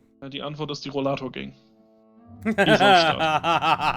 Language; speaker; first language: German; native; German